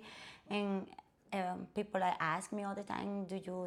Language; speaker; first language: English; non-native, fluent; Spanish